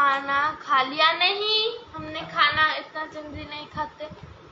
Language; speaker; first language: Hindi; non-native, local second language; Bangla